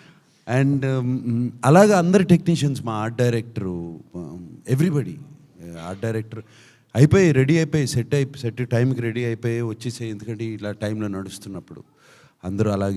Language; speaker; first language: Telugu; native; Telugu